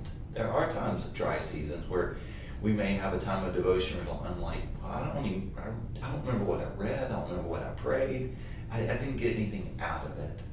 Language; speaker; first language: English; native; English